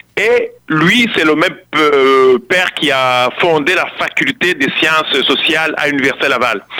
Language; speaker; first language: French; non-native, local second language; Kinyarwanda